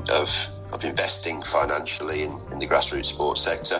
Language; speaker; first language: English; native; English